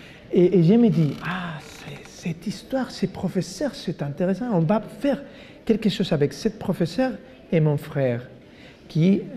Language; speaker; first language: French; non-native, fluent; Spanish